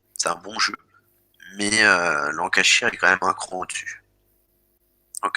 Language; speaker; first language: French; native; French